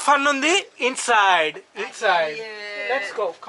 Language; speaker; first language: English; non-native, local second language; Telugu